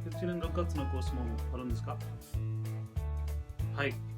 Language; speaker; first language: Japanese; non-native, fluent; Hindi